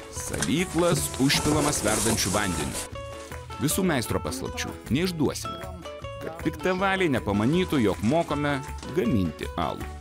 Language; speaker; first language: Lithuanian; native; Lithuanian